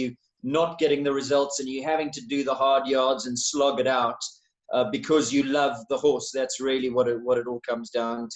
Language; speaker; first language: English; native; English